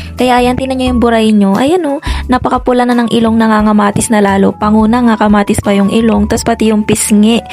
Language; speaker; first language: Filipino; native; Filipino